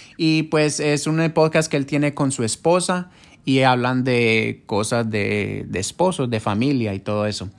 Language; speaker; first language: Spanish; early bilingual, heritage; Spanish